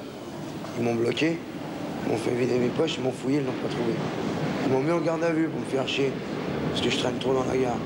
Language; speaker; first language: French; native; French